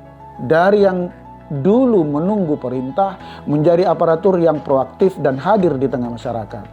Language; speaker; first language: Indonesian; native; Indonesian